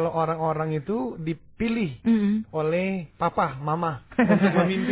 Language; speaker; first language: Indonesian; native; Indonesian